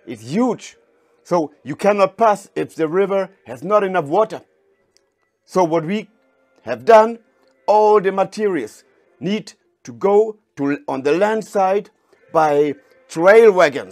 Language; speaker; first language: English; non-native, fluent; German